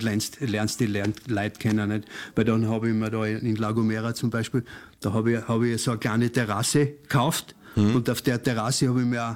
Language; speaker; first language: German; native; German